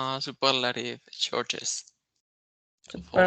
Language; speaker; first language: English; non-native, learner; Spanish